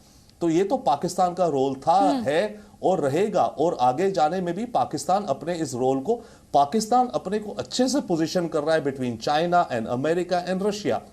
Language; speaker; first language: Hindi; native; Hindi